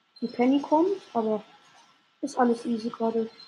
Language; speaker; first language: German; native; German